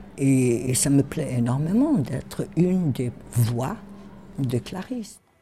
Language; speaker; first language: French; non-native, fluent; Portuguese